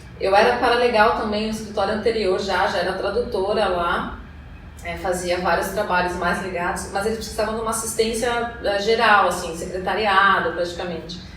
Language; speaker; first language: Portuguese; native; Portuguese